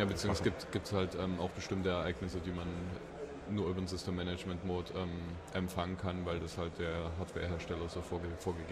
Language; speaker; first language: German; native; German